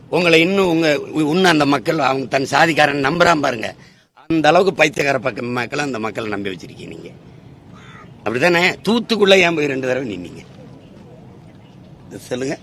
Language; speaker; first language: Tamil; native; Tamil